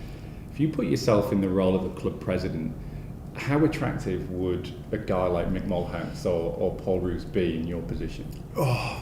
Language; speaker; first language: English; native; English